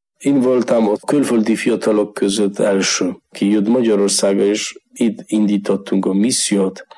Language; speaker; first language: Hungarian; non-native, learner; Polish